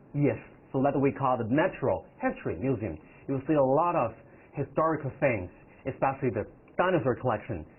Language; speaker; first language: English; non-native, fluent; Chinese